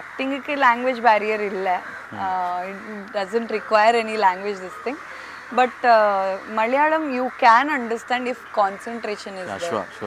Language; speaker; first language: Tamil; non-native, fluent; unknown